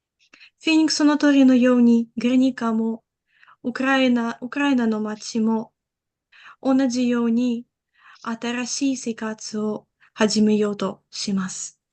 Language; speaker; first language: Japanese; non-native, learner; Ukrainian